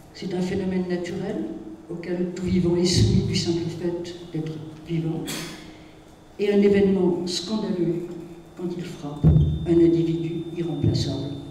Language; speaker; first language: French; native; French